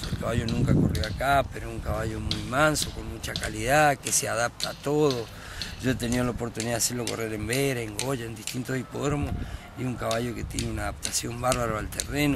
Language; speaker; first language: Spanish; native; Spanish